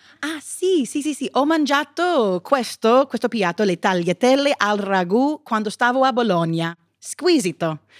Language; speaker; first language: Italian; non-native, fluent; English